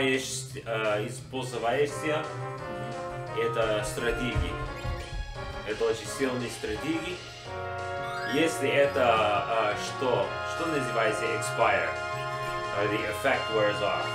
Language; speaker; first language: Russian; non-native, learner; English